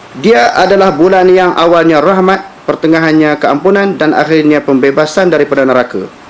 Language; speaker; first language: Malay; native; Malay